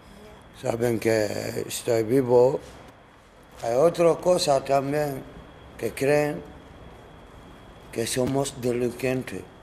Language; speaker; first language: Spanish; non-native, learner; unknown